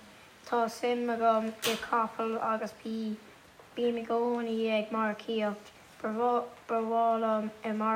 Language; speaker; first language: Irish; non-native, local second language; English